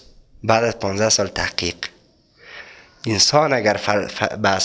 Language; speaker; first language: Persian; native; Persian